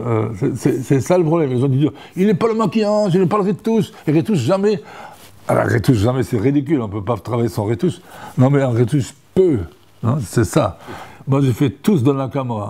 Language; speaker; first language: French; non-native, fluent; German